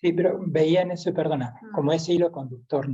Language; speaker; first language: Spanish; native; Spanish